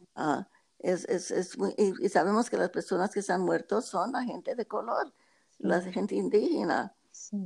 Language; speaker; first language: Spanish; early bilingual, heritage; Spanish